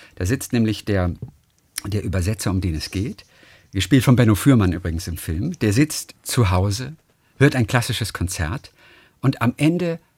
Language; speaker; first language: German; native; German